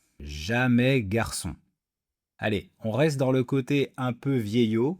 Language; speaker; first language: French; native; French